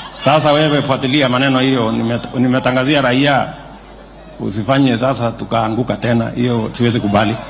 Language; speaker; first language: Swahili; non-native, local second language; Kalenjin